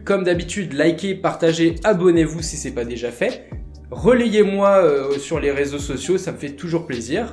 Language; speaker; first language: French; native; French